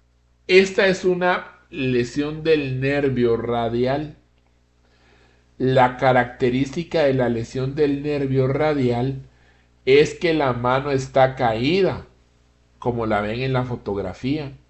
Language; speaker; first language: Spanish; native; Spanish